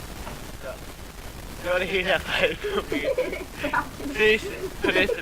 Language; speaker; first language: Danish; native; Danish